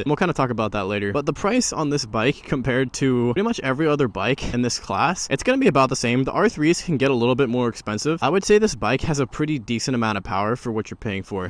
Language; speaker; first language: English; native; English